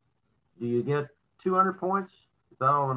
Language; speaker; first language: English; native; English